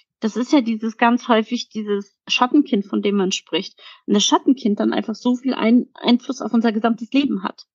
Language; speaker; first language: German; early bilingual, other home language; Polish